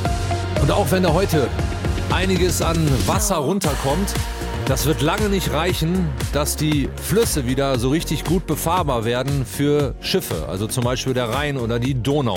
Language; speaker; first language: German; native; German